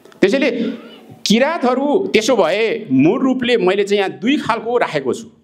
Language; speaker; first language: Nepali; non-native, local second language; Limbu